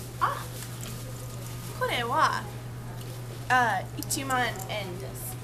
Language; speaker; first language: Japanese; non-native, learner; English